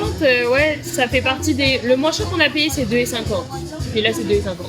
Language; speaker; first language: French; native; French